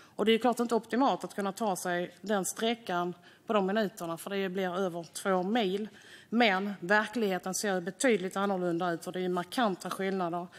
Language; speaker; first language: Swedish; native; Swedish